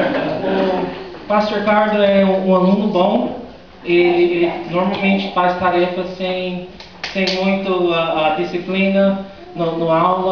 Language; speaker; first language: Portuguese; non-native, fluent; English